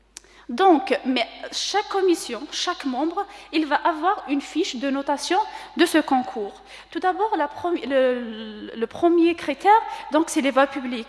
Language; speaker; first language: French; non-native, local second language; Kabyle